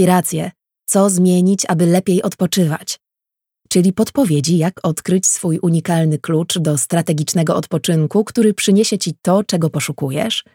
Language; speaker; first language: Polish; native; Polish